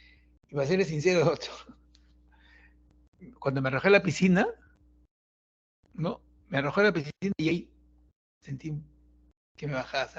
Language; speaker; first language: Spanish; native; Spanish